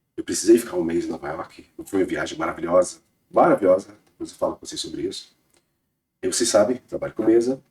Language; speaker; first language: Portuguese; native; Portuguese